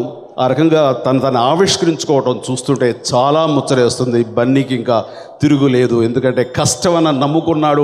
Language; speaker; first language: Telugu; native; Telugu